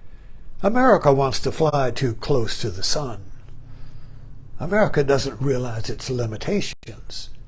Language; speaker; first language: English; native; English